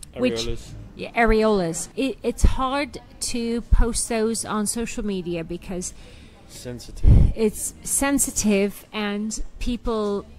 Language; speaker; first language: English; native; English